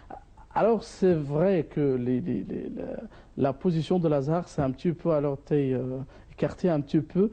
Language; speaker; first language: French; non-native, fluent; Arabic